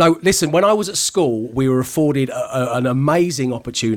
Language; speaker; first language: English; native; English